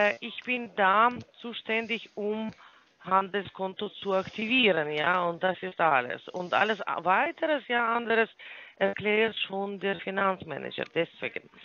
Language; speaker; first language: German; non-native, fluent; Ukrainian